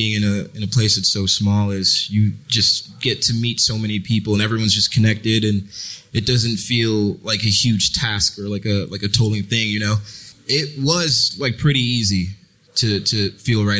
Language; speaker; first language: English; early bilingual, other home language; French